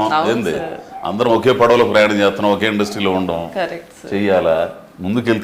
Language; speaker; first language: Telugu; native; Telugu